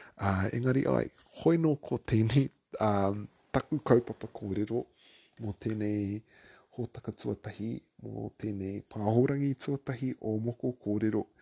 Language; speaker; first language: Māori; native; Māori